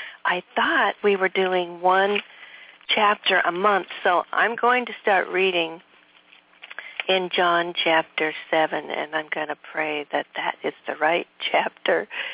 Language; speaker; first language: English; native; English